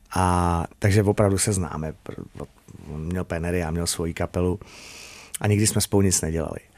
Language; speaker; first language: Czech; native; Czech